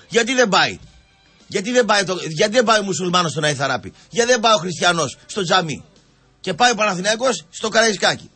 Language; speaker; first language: Greek; native; Greek